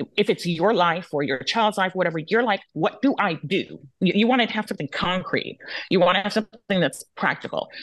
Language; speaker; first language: English; native; English